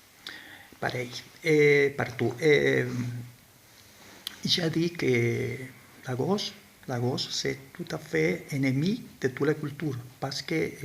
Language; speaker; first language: French; non-native, learner; Spanish